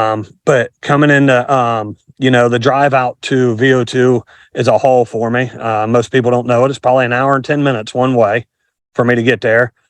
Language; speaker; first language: English; native; English